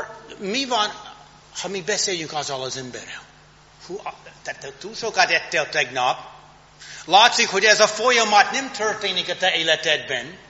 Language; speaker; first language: Hungarian; non-native, fluent; English